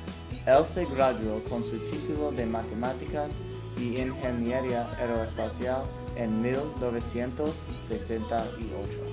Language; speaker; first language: Spanish; non-native, learner; English